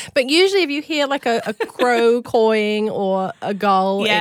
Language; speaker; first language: English; native; English